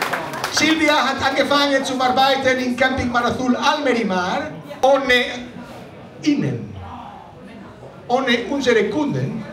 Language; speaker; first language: German; non-native, fluent; Spanish